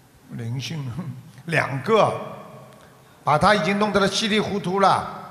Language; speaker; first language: Chinese; non-native, local second language; Wu Chinese